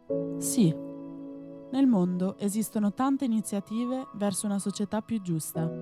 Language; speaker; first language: Italian; native; Italian